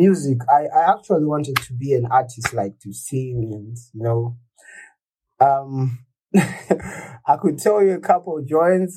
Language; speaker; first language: English; non-native, local second language; Shona